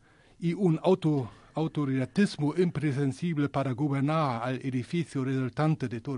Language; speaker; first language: Spanish; non-native, learner; German